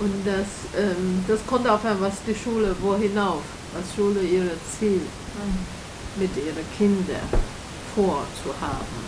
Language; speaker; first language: German; non-native, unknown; Chinese